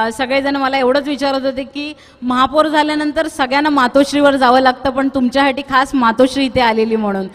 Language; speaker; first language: Marathi; non-native, local second language; Tulu